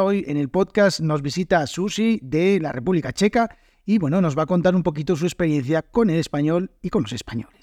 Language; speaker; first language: Spanish; native; Spanish